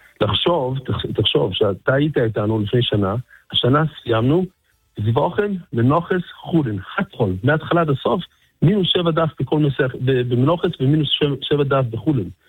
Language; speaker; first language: Hebrew; non-native, fluent; English